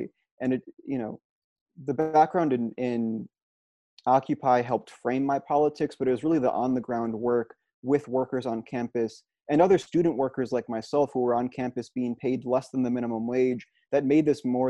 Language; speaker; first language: English; native; English